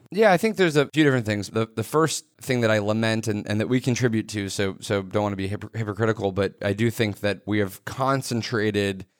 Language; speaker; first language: English; native; English